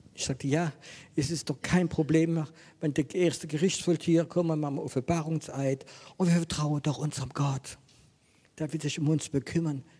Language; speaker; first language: German; non-native, fluent; French